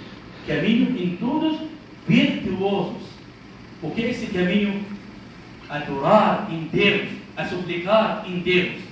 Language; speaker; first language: Portuguese; non-native, learner; Arabic